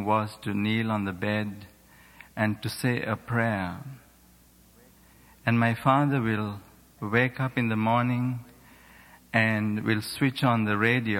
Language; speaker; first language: English; non-native, local second language; Sinhala